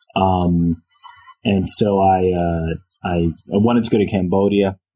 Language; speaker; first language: English; native; English